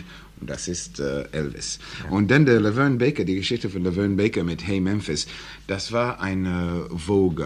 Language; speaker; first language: German; non-native, learner; English